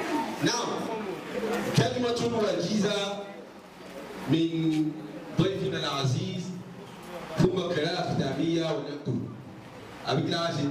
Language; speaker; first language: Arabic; non-native, learner; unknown